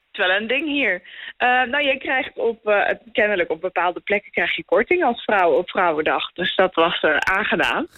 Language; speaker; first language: Dutch; native; Dutch